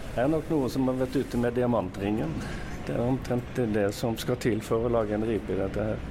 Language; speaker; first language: Norwegian; native; Norwegian